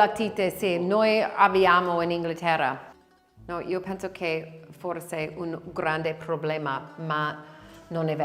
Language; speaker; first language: Italian; non-native, learner; English